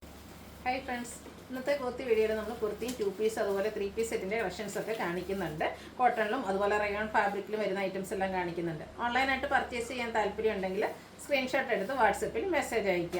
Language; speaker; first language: Malayalam; native; Malayalam